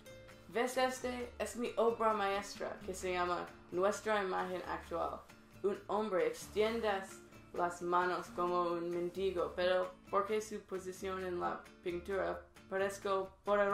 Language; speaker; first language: Spanish; non-native, learner; English